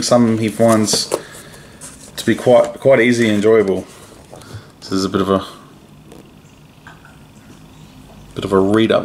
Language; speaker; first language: English; native; English